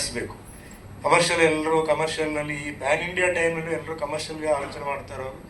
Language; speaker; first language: Kannada; non-native, fluent; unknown